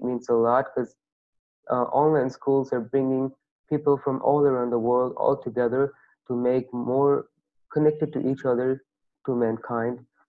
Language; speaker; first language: English; non-native, local second language; Bangla